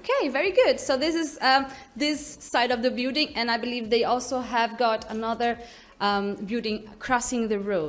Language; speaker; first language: English; non-native, fluent; Portuguese